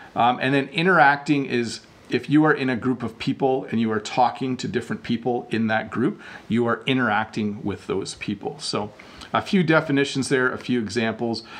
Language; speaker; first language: English; native; English